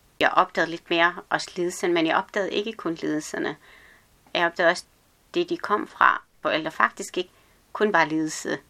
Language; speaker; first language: Danish; early bilingual, other home language; Arabic